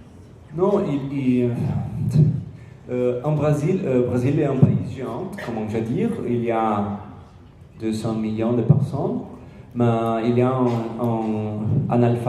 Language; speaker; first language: French; non-native, learner; Portuguese